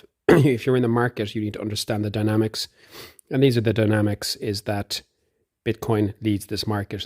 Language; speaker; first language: English; native; English